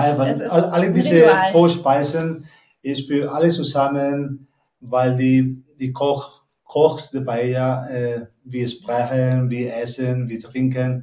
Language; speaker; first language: German; non-native, learner; Spanish